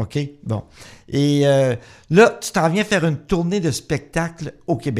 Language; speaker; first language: French; native; French